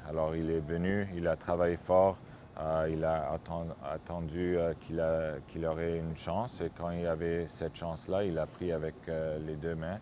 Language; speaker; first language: French; non-native, fluent; English